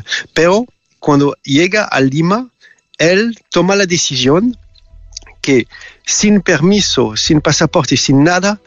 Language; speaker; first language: Spanish; non-native, learner; French